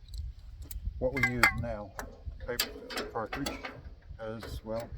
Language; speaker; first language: English; native; English